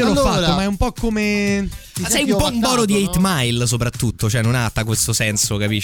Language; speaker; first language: Italian; native; Italian